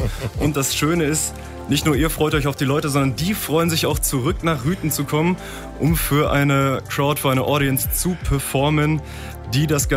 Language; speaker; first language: German; native; German